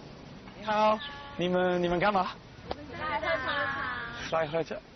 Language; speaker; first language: Chinese; non-native, learner; English